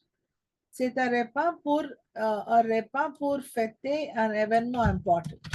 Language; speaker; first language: French; non-native, learner; Telugu